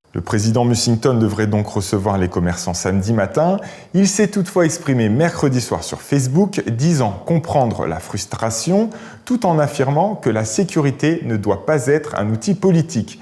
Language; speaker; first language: French; native; French